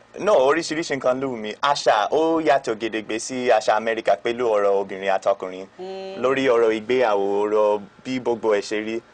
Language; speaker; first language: Yoruba; non-native, fluent; English